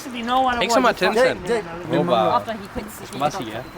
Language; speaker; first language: Danish; early bilingual, other home language; Tamil